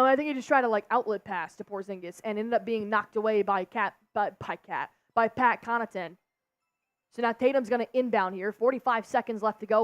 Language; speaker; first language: English; native; English